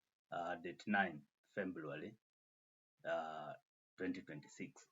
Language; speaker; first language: English; native; English